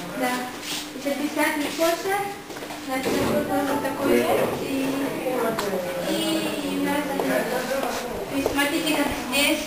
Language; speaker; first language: Russian; early bilingual, heritage; Russian